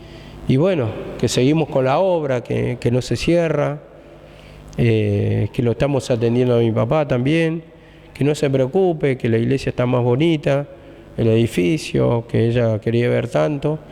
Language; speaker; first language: Spanish; native; Spanish